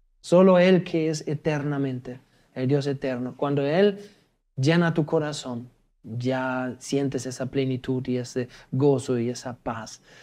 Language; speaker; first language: Spanish; non-native, fluent; German